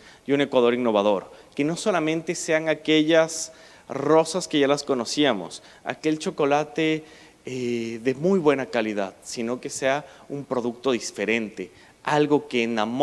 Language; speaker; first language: Spanish; native; Spanish